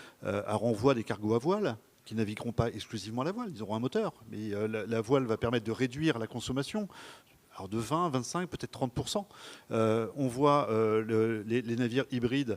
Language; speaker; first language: French; native; French